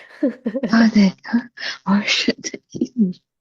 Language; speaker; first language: Chinese; non-native, learner; Indonesian